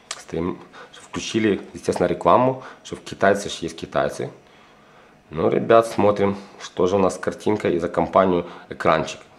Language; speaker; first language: Russian; non-native, local second language; Ukrainian